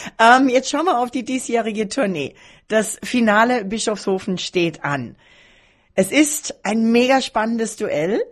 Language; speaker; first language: German; native; German